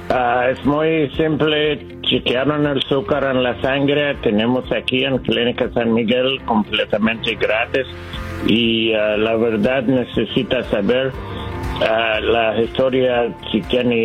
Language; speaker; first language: Spanish; non-native, learner; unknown